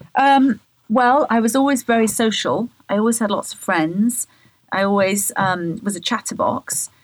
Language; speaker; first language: English; native; English